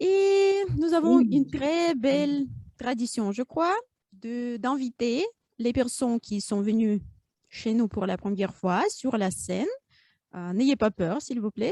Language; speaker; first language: French; non-native, fluent; Russian